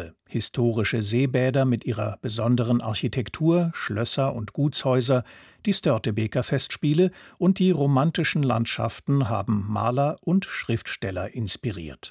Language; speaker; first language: German; native; German